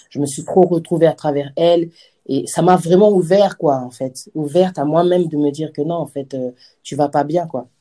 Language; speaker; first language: French; native; French